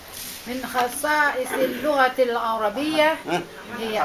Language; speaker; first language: Arabic; non-native, learner; Indonesian